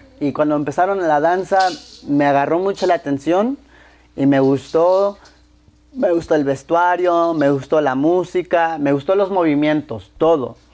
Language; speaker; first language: Spanish; early bilingual, heritage; Spanish